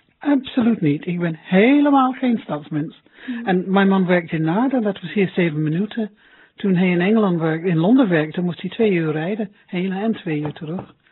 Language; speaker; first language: Dutch; non-native, fluent; English